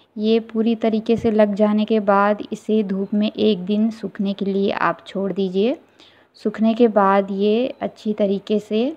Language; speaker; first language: Hindi; native; Hindi